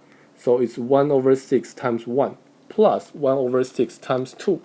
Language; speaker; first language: English; non-native, fluent; Chinese